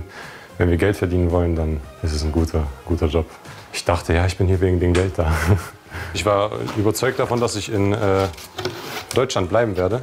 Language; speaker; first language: German; non-native, fluent; Polish